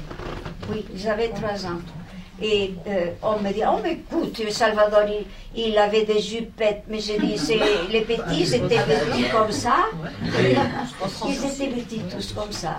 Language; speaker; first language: French; non-native, fluent; Spanish